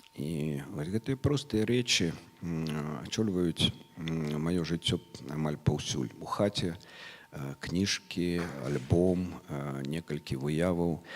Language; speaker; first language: Belarusian; non-native, local second language; Russian